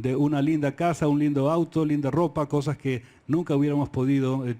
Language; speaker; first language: Spanish; native; Spanish